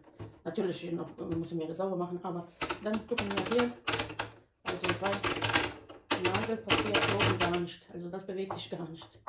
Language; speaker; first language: German; non-native, fluent; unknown